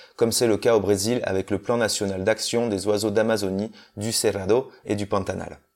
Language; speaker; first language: French; native; French